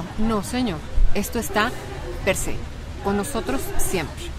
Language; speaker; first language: Spanish; native; Spanish